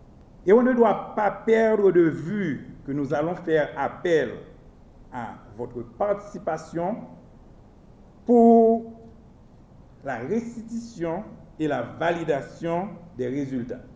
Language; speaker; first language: French; non-native, local second language; Haitian Creole